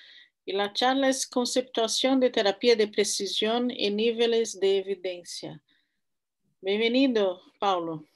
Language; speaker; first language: Spanish; non-native, fluent; Portuguese